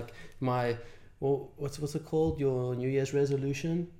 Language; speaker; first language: English; native; English